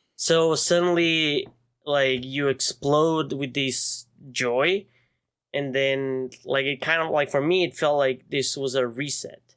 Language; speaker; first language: English; non-native, fluent; Spanish